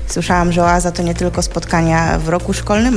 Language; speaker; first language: Polish; native; Polish